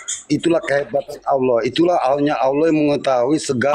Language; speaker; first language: Indonesian; native; Indonesian